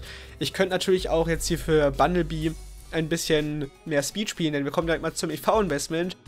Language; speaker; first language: German; native; German